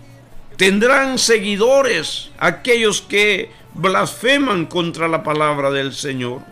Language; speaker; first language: Spanish; native; Spanish